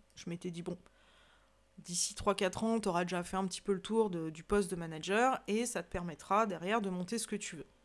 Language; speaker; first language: French; native; French